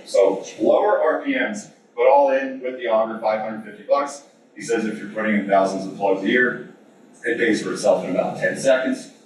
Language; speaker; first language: English; native; English